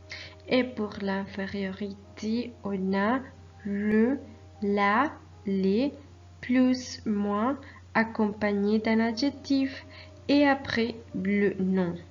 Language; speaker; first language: French; non-native, fluent; Spanish